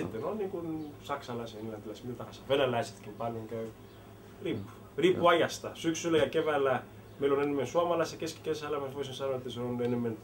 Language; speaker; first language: Finnish; early bilingual, heritage; Finnish